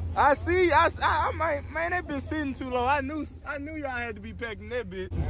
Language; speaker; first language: English; native; English